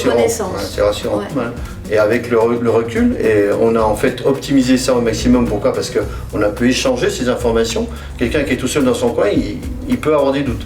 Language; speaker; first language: French; native; French